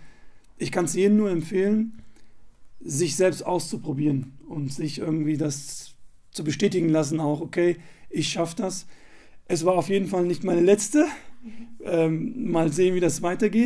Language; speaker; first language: German; native; German